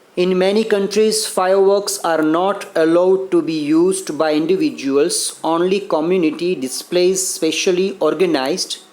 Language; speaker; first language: English; non-native, local second language; Gujarati